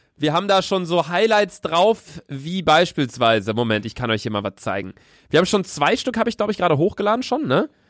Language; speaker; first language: German; native; German